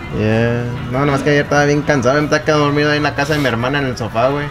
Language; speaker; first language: Spanish; early bilingual, heritage; Spanish